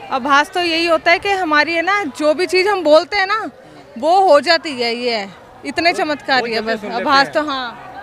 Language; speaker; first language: Hindi; native; Hindi